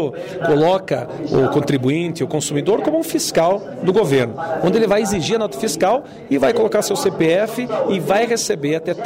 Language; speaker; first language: Portuguese; native; Portuguese